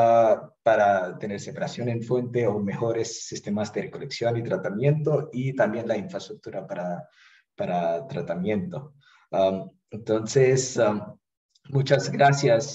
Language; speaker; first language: Spanish; non-native, fluent; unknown